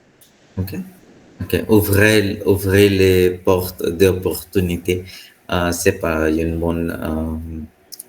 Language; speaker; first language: French; non-native, fluent; Hindi